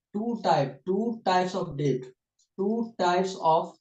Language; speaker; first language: English; non-native, local second language; Nepali